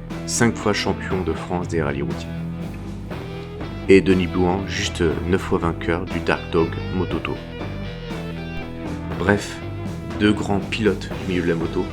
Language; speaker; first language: French; native; French